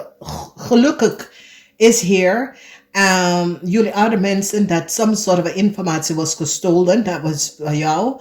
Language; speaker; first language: Dutch; non-native, fluent; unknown